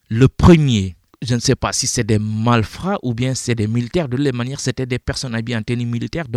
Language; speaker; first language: French; non-native, local second language; Fula